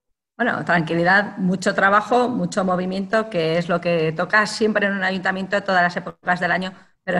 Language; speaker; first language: Spanish; native; Spanish